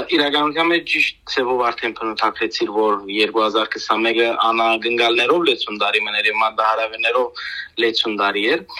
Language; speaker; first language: Armenian; native; Armenian